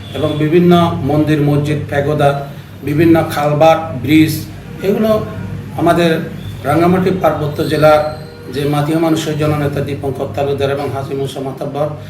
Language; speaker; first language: Bangla; non-native, local second language; Chakma